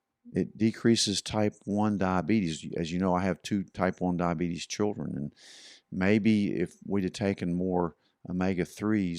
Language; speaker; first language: English; native; English